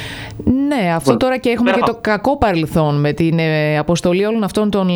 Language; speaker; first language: Greek; native; Greek